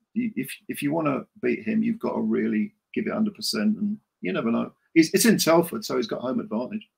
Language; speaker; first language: English; native; English